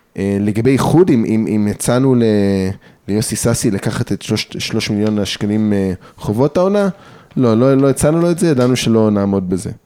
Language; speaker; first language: Hebrew; early bilingual, other home language; English